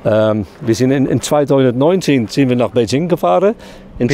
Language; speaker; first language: German; non-native, learner; Dutch